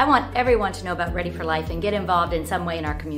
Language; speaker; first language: English; native; English